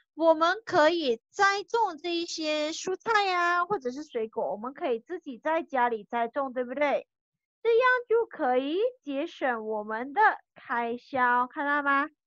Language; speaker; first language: Chinese; native; Chinese